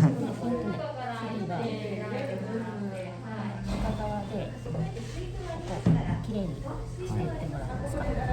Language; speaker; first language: Japanese; native; Japanese